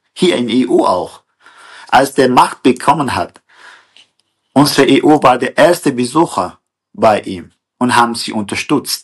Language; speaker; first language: German; non-native, fluent; Kurdish